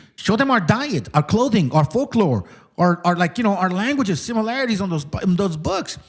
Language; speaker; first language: English; early bilingual, other home language; Spanish